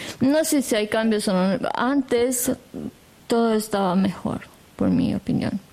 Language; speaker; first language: Spanish; non-native, fluent; Romanian